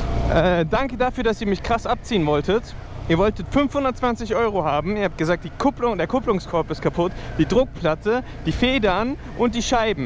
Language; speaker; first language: German; native; German